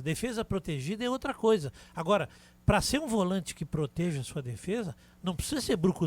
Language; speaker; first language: Portuguese; native; Portuguese